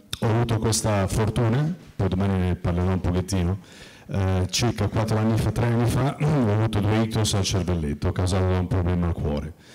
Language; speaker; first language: Italian; early bilingual, heritage; Italian